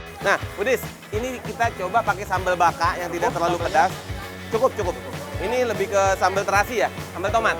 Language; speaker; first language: Indonesian; native; Indonesian